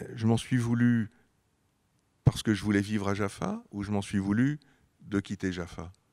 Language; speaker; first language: French; native; French